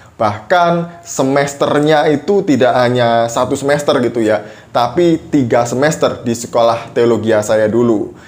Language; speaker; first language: Indonesian; native; Indonesian